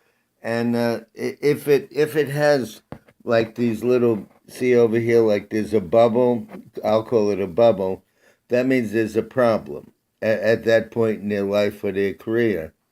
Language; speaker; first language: English; native; English